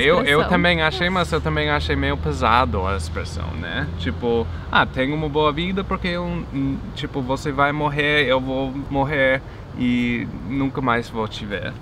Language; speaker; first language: Portuguese; non-native, fluent; English